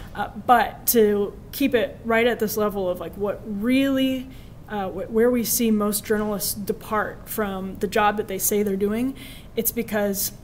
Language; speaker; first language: English; native; English